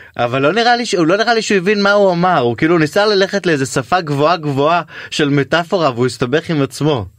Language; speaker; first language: Hebrew; native; Hebrew